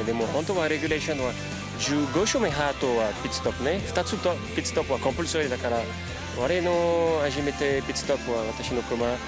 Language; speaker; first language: Japanese; non-native, learner; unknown